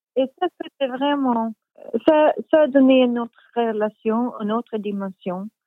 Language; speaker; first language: French; non-native, fluent; Swedish